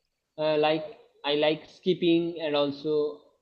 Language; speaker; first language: English; non-native, local second language; Bangla